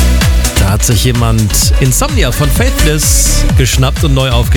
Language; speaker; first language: German; native; German